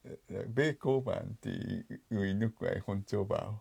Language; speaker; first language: Vietnamese; non-native, fluent; Japanese